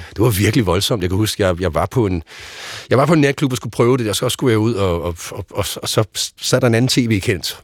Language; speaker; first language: Danish; native; Danish